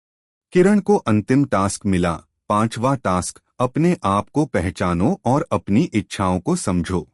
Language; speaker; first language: Hindi; native; Hindi